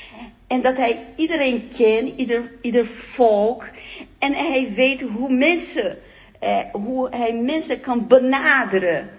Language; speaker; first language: Dutch; non-native, fluent; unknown